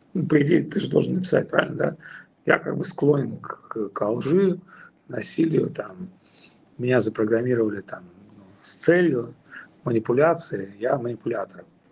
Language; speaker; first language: Russian; native; Russian